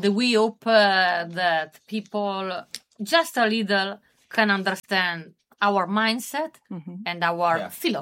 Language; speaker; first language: English; non-native, learner; Italian